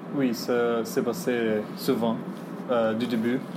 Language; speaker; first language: French; non-native, learner; Arabic